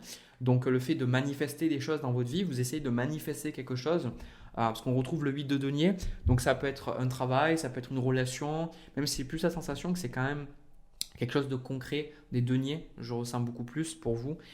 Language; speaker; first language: French; native; French